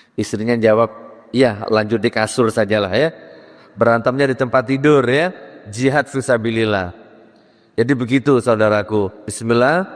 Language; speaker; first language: Indonesian; native; Indonesian